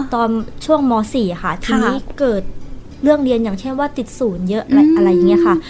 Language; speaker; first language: Thai; native; Thai